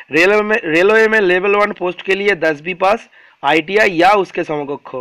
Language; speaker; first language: Hindi; non-native, local second language; Bangla